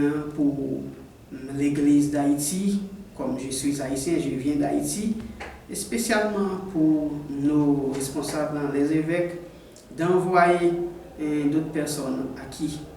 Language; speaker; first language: French; non-native, local second language; Haitian Creole